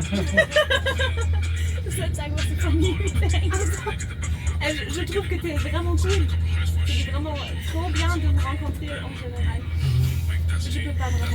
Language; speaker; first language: French; non-native, fluent; German